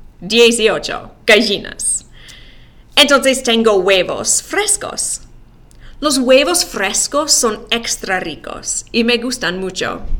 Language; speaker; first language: Spanish; non-native, fluent; English